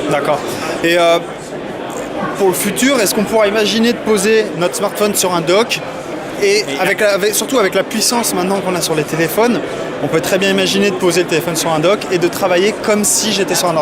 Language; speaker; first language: French; native; French